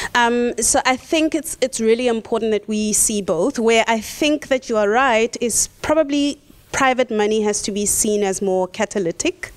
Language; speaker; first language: English; non-native, local second language; Tswana